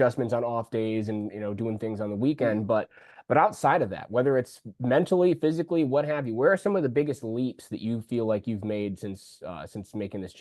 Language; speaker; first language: English; native; English